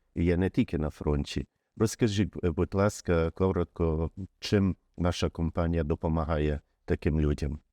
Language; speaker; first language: Ukrainian; early bilingual, heritage; Ukrainian